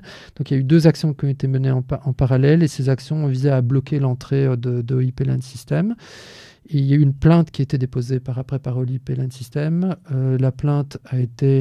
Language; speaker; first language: French; native; French